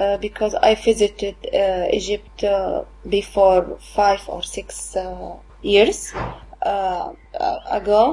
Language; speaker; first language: English; non-native, learner; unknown